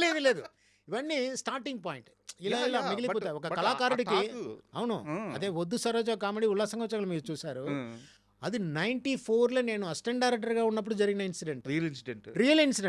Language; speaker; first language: Telugu; non-native, fluent; Tamil